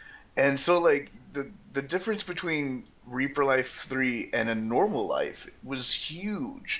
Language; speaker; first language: English; native; English